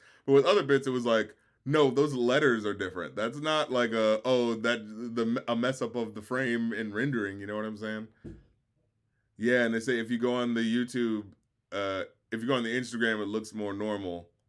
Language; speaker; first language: English; native; English